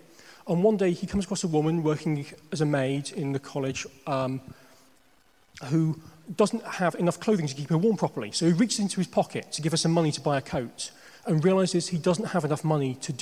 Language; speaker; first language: English; native; English